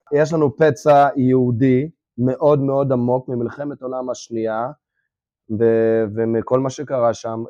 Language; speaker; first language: Hebrew; early bilingual, other home language; Russian